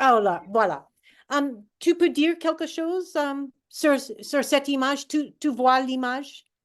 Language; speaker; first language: French; non-native, fluent; English